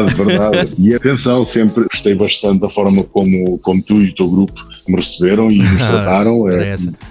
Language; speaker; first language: Portuguese; native; Portuguese